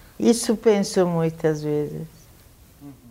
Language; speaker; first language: Portuguese; non-native, fluent; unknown